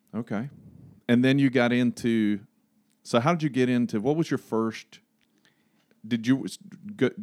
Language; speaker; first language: English; non-native, fluent; Swedish